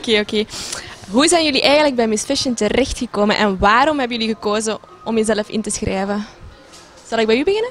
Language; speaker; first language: Dutch; native; Dutch